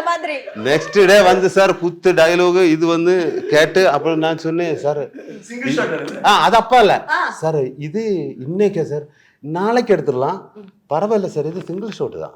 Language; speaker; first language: Tamil; non-native, learner; Malayalam